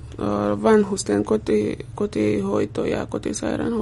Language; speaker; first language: Finnish; non-native, fluent; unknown